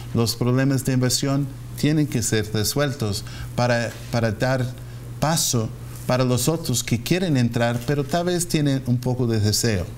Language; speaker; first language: Spanish; non-native, fluent; English